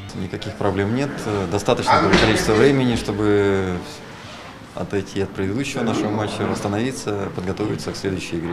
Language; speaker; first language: Russian; native; Russian